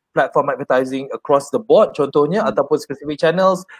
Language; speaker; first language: English; non-native, local second language; Malay